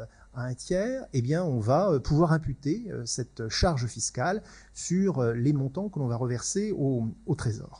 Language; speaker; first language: French; native; French